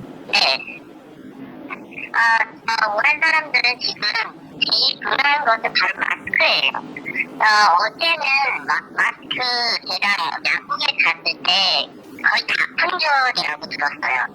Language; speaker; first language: Korean; non-native, fluent; Chinese